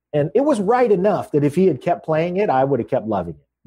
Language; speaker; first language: English; native; English